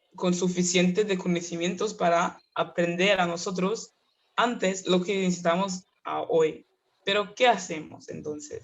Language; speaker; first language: Spanish; non-native, fluent; Kinyarwanda